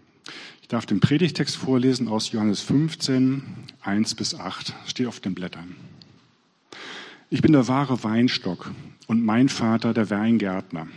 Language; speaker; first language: German; native; German